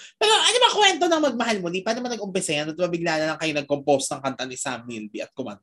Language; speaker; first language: Filipino; native; Filipino